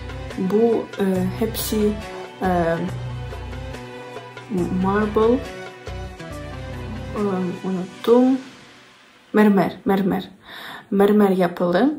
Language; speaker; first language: Turkish; non-native, learner; Ukrainian